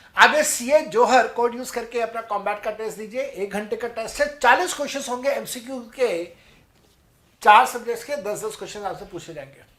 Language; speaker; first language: Hindi; non-native, local second language; Punjabi